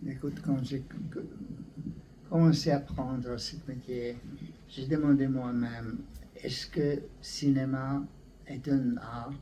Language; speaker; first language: French; non-native, learner; Hungarian